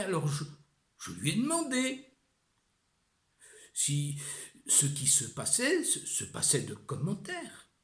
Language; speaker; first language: French; native; French